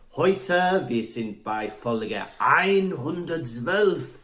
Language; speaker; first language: German; non-native, learner; English